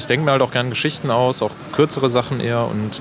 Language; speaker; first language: German; native; German